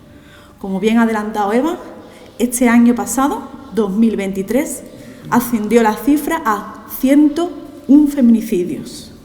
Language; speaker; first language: Spanish; native; Spanish